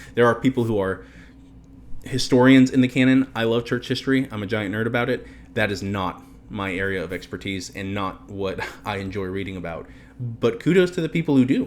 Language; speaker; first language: English; native; English